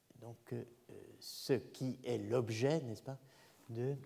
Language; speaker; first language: French; native; French